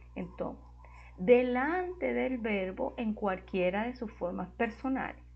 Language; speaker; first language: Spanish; non-native, fluent; Portuguese